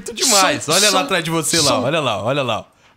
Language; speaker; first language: Portuguese; native; Portuguese